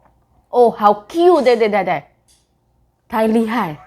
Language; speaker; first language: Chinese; non-native, learner; Javanese